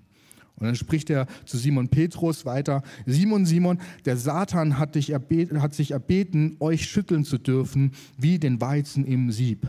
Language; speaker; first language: German; native; German